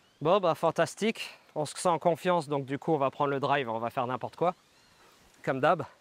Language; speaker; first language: French; native; French